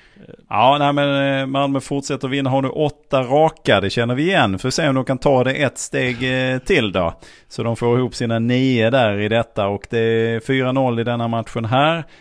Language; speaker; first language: Swedish; native; Swedish